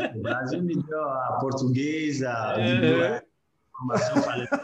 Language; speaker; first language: Portuguese; non-native, fluent; Hausa